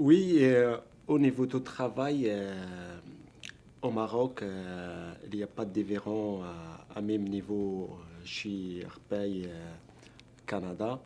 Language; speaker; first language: French; non-native, learner; Arabic